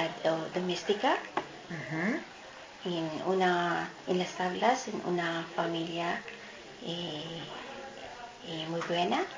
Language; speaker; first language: Spanish; non-native, learner; Filipino